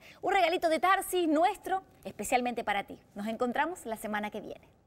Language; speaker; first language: Spanish; native; Spanish